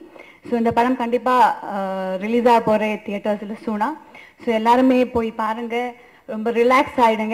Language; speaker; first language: Tamil; non-native, learner; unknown